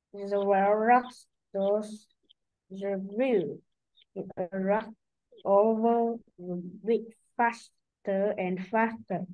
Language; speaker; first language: English; non-native, learner; Vietnamese